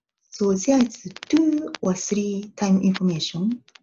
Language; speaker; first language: English; non-native, learner; Japanese